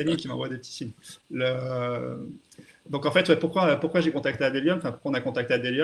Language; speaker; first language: French; native; French